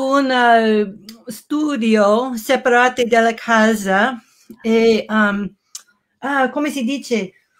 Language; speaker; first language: Italian; non-native, learner; English